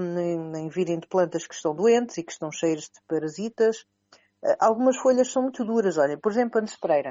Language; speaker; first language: Portuguese; native; Portuguese